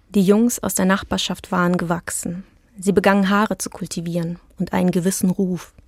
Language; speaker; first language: German; early bilingual, other home language; Russian